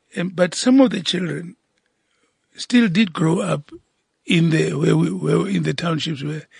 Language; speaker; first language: English; non-native, local second language; Southern Sotho